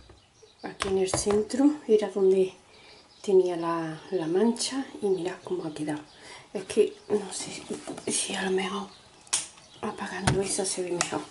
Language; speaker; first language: Spanish; native; Spanish